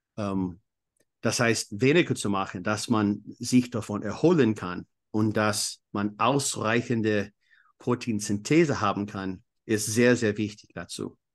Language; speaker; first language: German; non-native, fluent; English